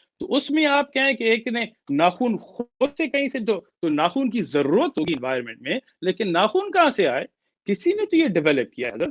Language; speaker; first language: Urdu; early bilingual, heritage; Urdu